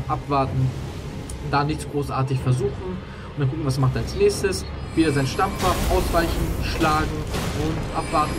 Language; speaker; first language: German; native; German